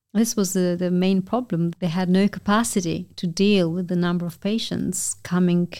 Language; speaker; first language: English; non-native, fluent; Albanian